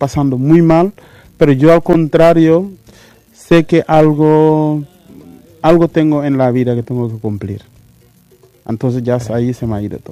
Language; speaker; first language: Spanish; non-native, fluent; Mandingo